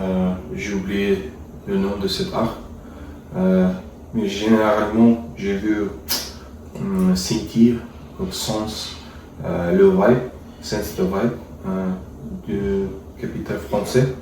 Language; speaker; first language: French; non-native, learner; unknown